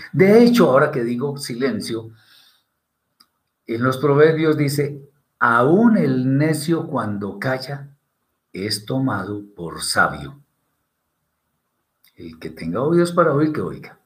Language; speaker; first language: Spanish; native; Spanish